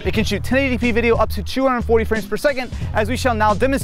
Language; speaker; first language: English; native; English